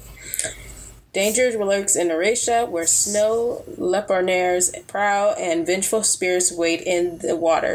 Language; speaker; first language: English; native; English